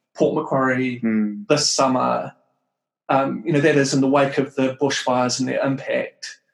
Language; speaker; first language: English; native; English